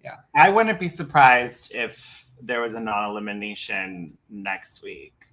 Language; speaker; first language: English; native; English